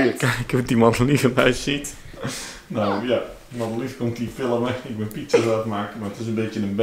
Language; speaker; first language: Dutch; native; Dutch